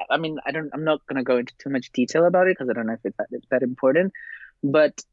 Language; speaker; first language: English; non-native, fluent; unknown